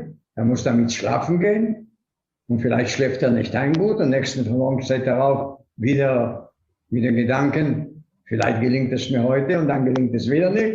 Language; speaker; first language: German; non-native, fluent; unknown